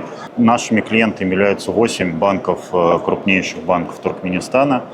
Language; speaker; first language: Russian; native; Russian